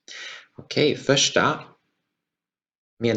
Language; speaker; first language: Swedish; non-native, fluent; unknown